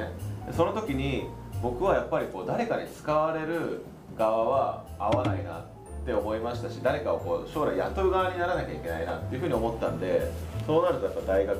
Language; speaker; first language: Japanese; native; Japanese